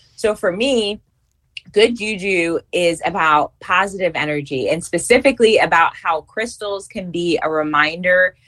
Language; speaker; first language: English; native; English